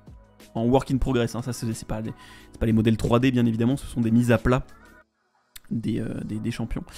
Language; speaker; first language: French; native; French